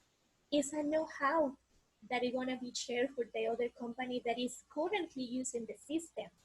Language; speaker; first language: English; non-native, learner; Spanish